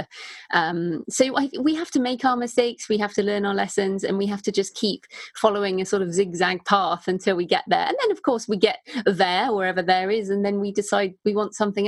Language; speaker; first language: English; native; English